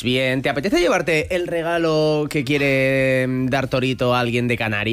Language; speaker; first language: Spanish; native; Spanish